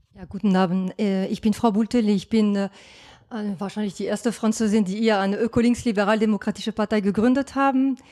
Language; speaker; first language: German; non-native, fluent; French